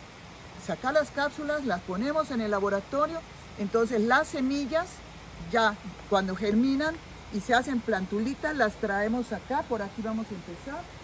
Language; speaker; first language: Spanish; native; Spanish